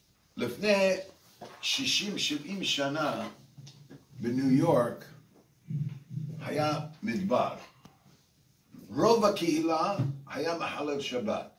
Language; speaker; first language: Hebrew; non-native, fluent; English